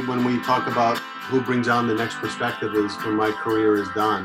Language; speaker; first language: English; native; English